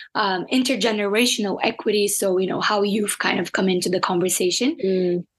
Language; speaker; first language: English; non-native, fluent; Portuguese